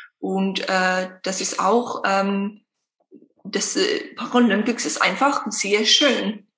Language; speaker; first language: German; non-native, fluent; Afrikaans